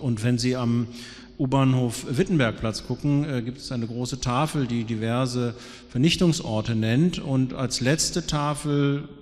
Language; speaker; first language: German; native; German